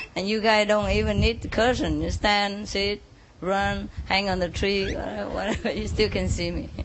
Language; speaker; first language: English; non-native, fluent; Vietnamese